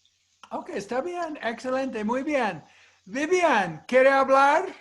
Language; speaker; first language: Spanish; non-native, fluent; English